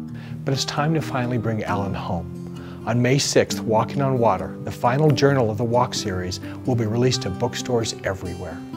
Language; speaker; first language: English; native; English